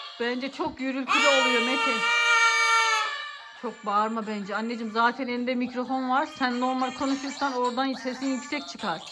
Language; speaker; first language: Turkish; native; Turkish